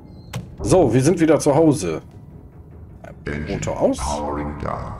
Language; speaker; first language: German; native; German